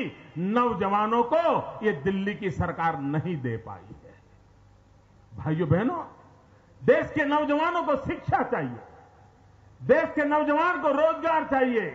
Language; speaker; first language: Hindi; non-native, local second language; Gujarati